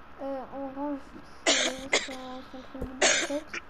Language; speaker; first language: French; native; French